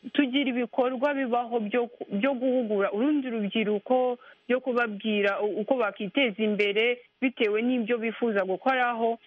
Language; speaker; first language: Kinyarwanda; native; Kinyarwanda